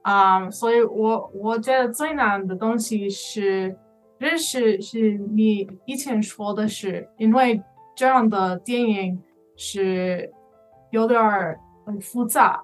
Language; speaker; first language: Chinese; non-native, learner; English